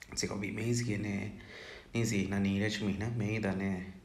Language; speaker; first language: Spanish; non-native, local second language; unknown